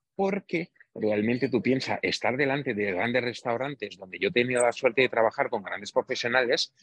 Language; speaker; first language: Spanish; non-native, fluent; Hungarian